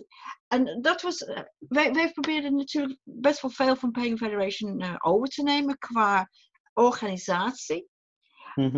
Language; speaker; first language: Dutch; non-native, fluent; English